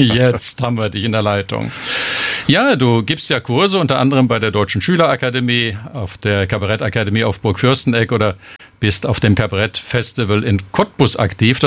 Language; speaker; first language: German; native; German